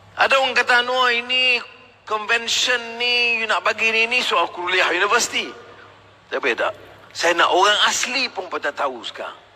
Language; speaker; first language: Malay; native; Malay